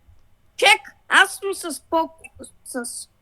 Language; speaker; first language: Bulgarian; native; Bulgarian